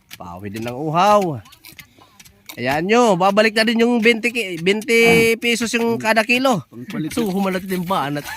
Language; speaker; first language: Filipino; non-native, local second language; Waray